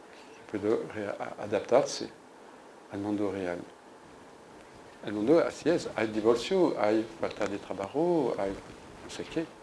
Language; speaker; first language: Spanish; non-native, fluent; French